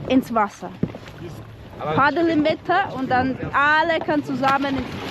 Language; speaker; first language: German; non-native, learner; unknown